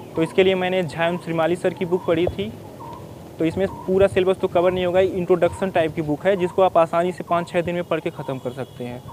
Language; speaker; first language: Hindi; native; Hindi